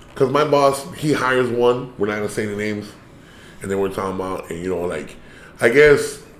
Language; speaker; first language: English; early bilingual, other home language; Spanish